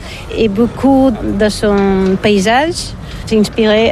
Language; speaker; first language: French; non-native, learner; Catalan